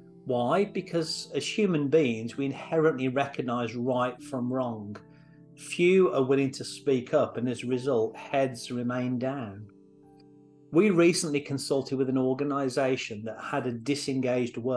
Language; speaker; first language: English; native; English